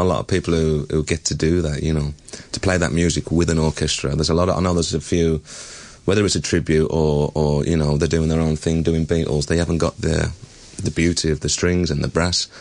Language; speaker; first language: English; native; English